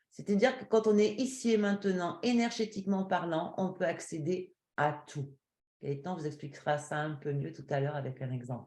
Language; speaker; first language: French; native; French